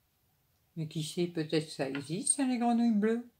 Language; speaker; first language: French; native; French